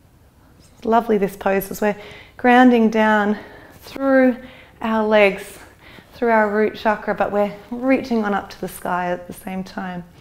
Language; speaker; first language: English; native; English